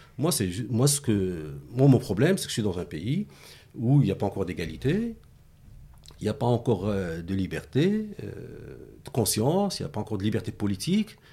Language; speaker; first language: French; non-native, local second language; Arabic